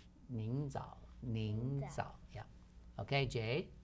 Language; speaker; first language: Chinese; non-native, fluent; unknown